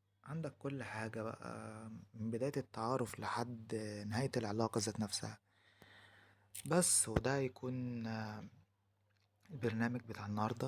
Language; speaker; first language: Arabic; native; Arabic